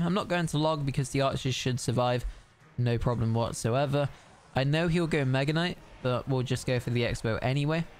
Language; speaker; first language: English; native; English